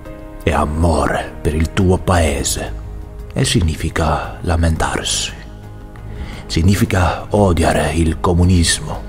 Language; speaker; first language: Italian; non-native, learner; Swedish